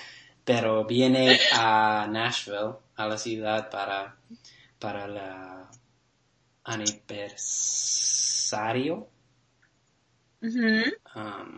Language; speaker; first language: Spanish; non-native, learner; English